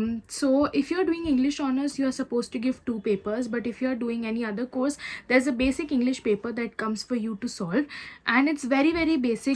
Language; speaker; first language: English; non-native, local second language; Hindi